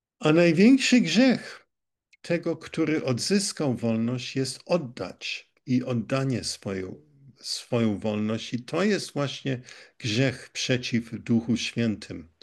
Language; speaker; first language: Polish; early bilingual, heritage; Polish